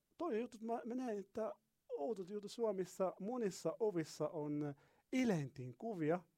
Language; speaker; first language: Finnish; non-native, learner; Arabic